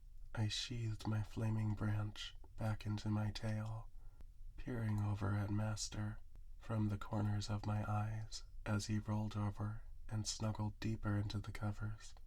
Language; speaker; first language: English; native; English